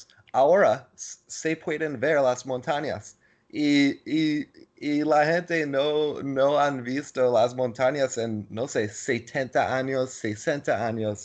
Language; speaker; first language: Spanish; non-native, learner; English